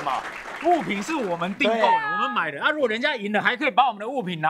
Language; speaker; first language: Chinese; native; Chinese